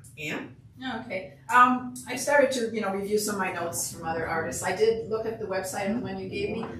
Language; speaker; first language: English; native; English